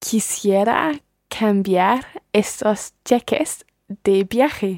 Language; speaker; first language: Spanish; non-native, learner; English